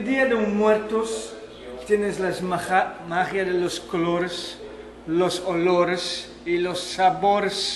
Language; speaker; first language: Spanish; non-native, fluent; Dutch